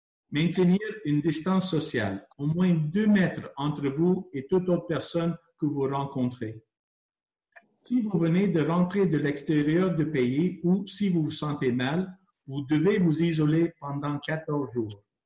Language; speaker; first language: French; non-native, local second language; English